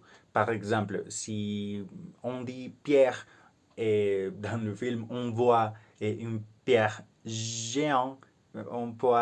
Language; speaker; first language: French; non-native, learner; Spanish